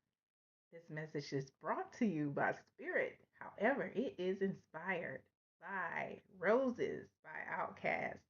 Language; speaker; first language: English; native; English